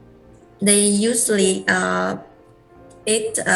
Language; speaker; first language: English; non-native, learner; Vietnamese